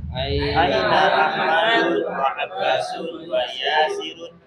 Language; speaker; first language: Arabic; non-native, learner; Indonesian